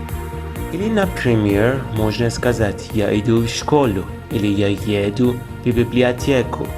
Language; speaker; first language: Russian; non-native, fluent; Persian